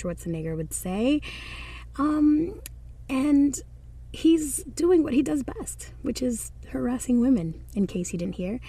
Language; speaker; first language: English; non-native, fluent; Spanish